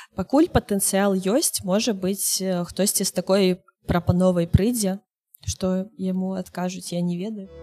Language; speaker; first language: Belarusian; non-native, local second language; Russian